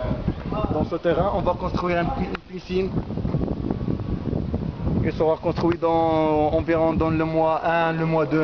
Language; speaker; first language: French; non-native, local second language; Arabic